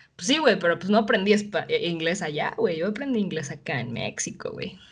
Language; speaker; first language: Spanish; native; Spanish